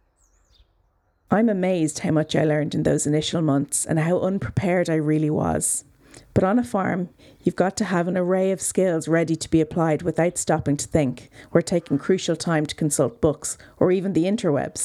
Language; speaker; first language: English; native; English